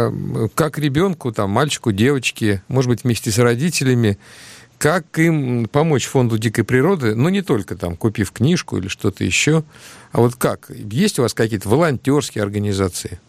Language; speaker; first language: Russian; native; Russian